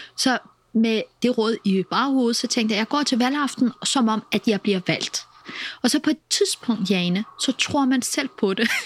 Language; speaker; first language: Danish; early bilingual, other home language; Kurdish